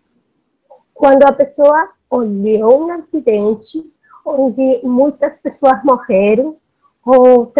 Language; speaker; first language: Portuguese; non-native, learner; Spanish